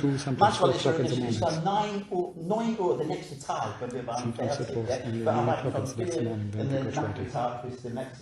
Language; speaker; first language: German; non-native, learner; English